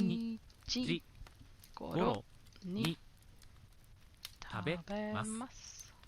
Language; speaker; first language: Japanese; non-native, learner; English